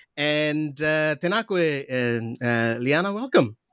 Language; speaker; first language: English; non-native, local second language; Urdu